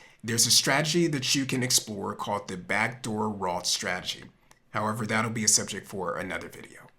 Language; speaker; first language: English; native; English